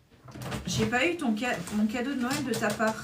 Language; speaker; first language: French; native; French